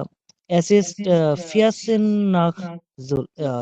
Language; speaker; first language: German; non-native, learner; Bangla